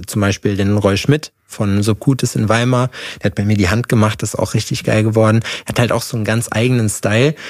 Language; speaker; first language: German; native; German